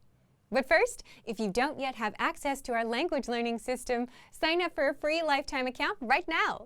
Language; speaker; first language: English; native; English